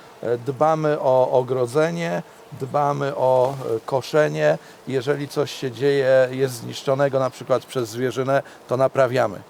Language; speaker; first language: Polish; native; Polish